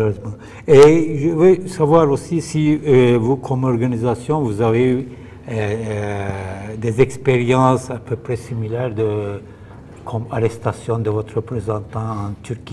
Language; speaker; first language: French; non-native, fluent; Turkish